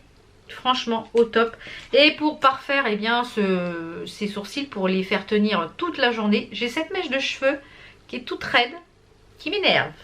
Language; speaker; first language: French; native; French